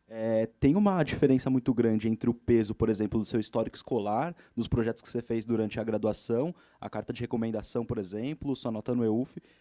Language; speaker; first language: Portuguese; native; Portuguese